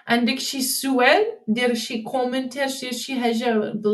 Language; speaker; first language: Arabic; non-native, learner; English